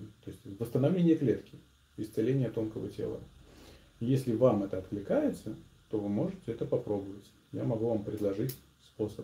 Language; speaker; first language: Russian; native; Russian